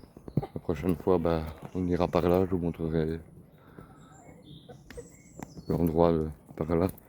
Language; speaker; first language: French; native; French